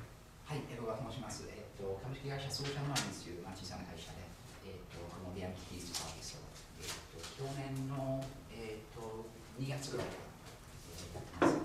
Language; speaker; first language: Japanese; non-native, fluent; English